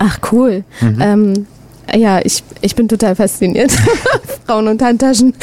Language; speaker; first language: German; native; German